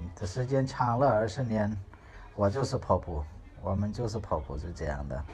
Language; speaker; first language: Chinese; non-native, learner; Hindi